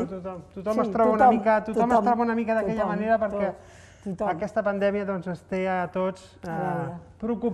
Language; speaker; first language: Catalan; native; Catalan